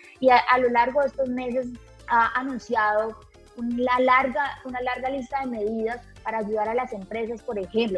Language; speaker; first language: Spanish; native; Spanish